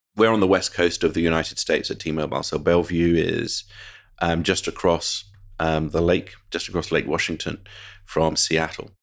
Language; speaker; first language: English; native; English